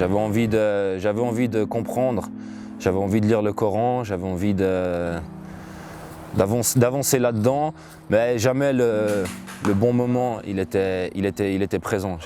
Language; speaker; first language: French; native; French